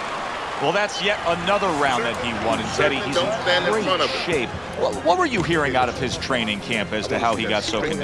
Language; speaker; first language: English; native; English